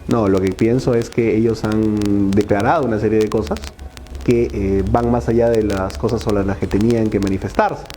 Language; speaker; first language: Spanish; native; Spanish